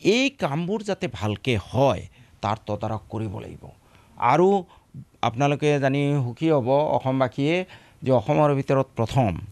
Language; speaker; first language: Assamese; non-native, local second language; Bangla